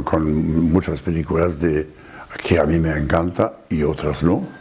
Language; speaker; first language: Spanish; non-native, fluent; French